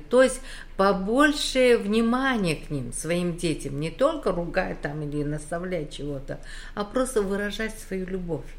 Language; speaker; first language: Russian; native; Russian